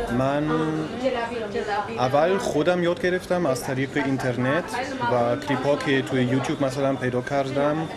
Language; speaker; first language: Persian; non-native, learner; German